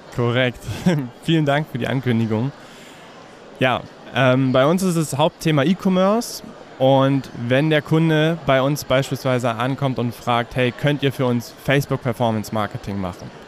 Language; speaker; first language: German; native; German